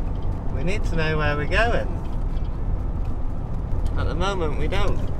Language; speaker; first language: English; native; English